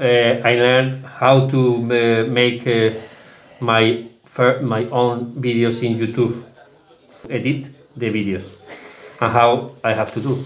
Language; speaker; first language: English; non-native, learner; Spanish